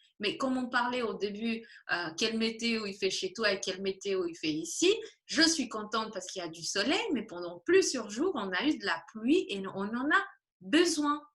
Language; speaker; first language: French; non-native, fluent; Spanish